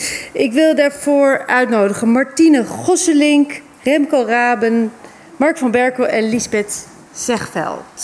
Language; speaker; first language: Dutch; native; Dutch